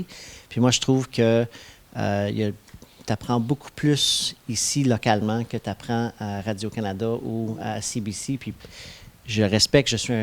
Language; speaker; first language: French; native; French